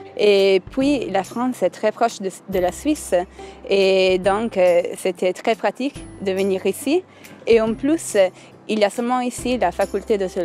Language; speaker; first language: French; non-native, local second language; German